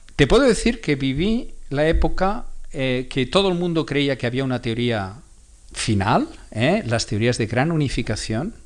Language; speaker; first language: Spanish; non-native, local second language; Catalan